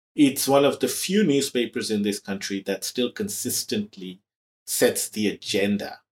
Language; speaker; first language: English; early bilingual, other home language; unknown